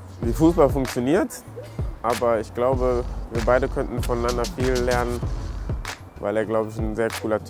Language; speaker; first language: German; early bilingual, other home language; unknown